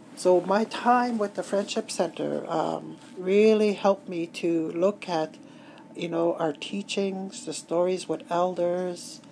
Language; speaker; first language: English; native; English